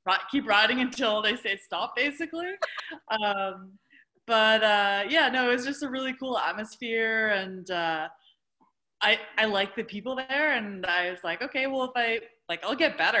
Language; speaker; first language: English; native; English